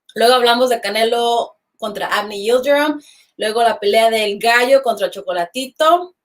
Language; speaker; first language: Spanish; early bilingual, heritage; Spanish